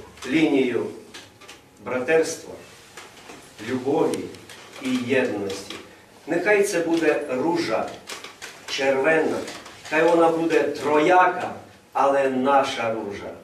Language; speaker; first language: Ukrainian; native; Ukrainian